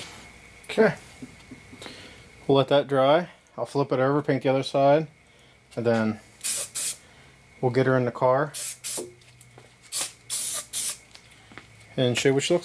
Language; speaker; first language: English; native; English